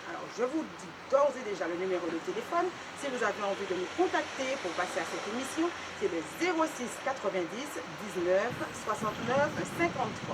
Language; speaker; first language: French; native; French